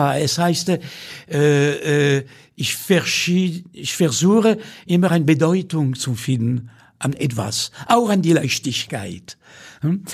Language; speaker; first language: German; non-native, fluent; French